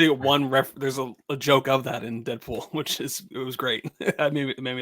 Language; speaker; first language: English; native; English